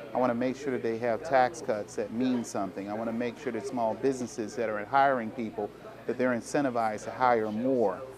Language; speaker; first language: English; native; English